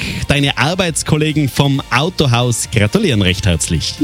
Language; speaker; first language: German; native; German